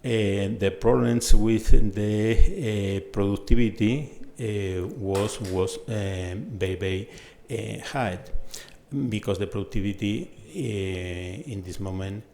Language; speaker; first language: English; non-native, fluent; Spanish